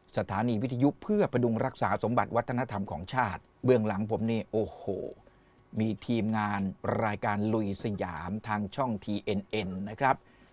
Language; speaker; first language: Thai; native; Thai